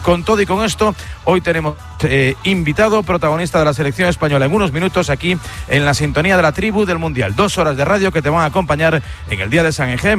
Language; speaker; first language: Spanish; native; Spanish